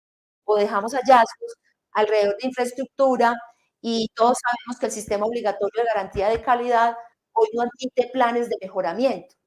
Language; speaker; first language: Spanish; native; Spanish